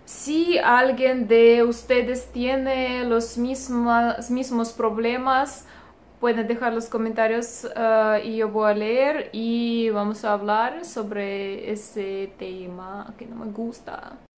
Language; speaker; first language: Spanish; non-native, learner; Russian